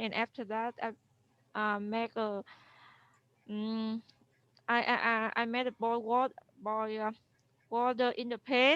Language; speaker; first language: English; non-native, learner; Vietnamese